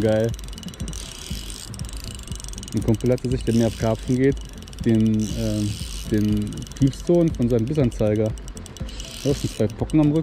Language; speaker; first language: German; native; German